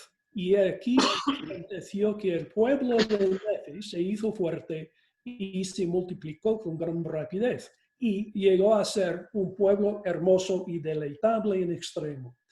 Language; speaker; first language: Spanish; non-native, fluent; English